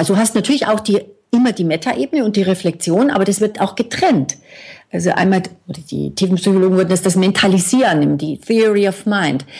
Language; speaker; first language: German; native; German